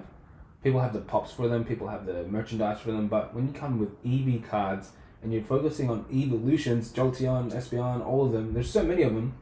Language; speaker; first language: English; native; English